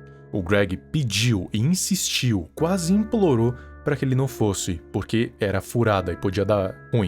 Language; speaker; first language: Portuguese; native; Portuguese